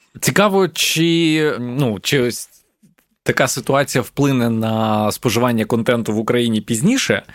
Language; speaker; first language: Ukrainian; native; Ukrainian